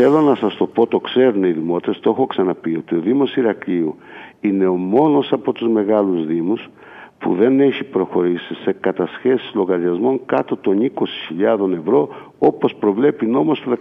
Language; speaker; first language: Greek; native; Greek